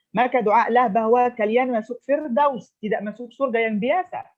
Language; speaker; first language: Indonesian; non-native, fluent; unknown